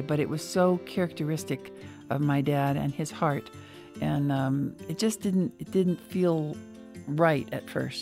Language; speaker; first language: English; native; English